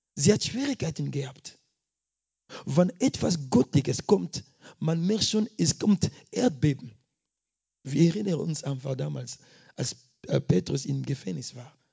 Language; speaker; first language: German; non-native, fluent; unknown